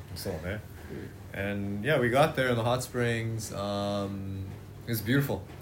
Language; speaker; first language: English; native; English